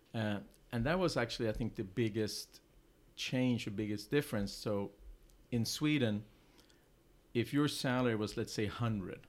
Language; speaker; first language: English; non-native, fluent; Swedish